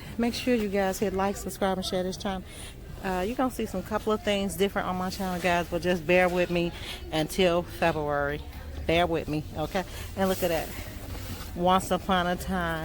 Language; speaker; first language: English; native; English